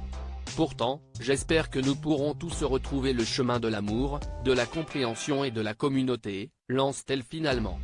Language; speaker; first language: French; native; French